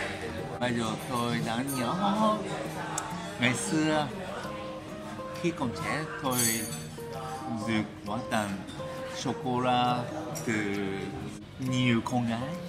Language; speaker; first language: Vietnamese; non-native, learner; Japanese